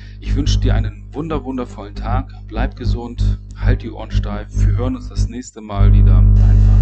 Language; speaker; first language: German; native; German